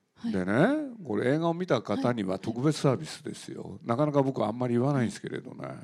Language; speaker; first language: Japanese; native; Japanese